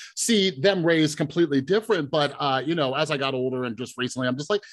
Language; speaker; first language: English; native; English